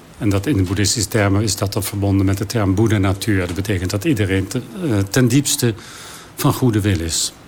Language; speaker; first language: Dutch; native; Dutch